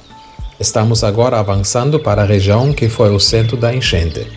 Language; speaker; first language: Portuguese; native; Portuguese